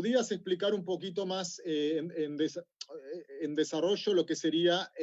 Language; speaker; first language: Spanish; native; Spanish